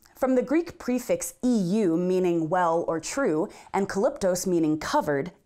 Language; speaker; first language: English; native; English